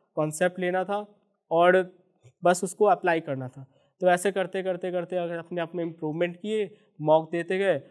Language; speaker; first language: Hindi; native; Hindi